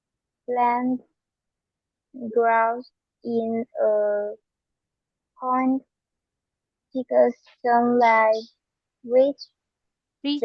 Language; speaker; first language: English; non-native, learner; Vietnamese